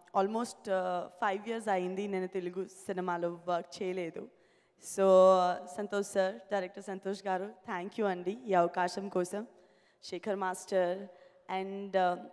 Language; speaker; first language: Telugu; non-native, learner; Gujarati